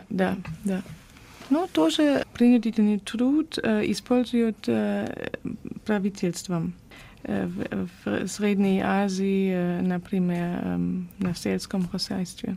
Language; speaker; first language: Russian; non-native, fluent; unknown